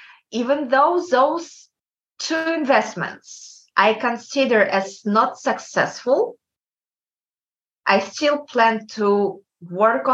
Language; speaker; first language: English; non-native, fluent; Kazakh